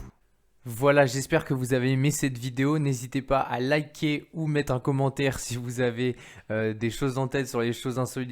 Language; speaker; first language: French; native; French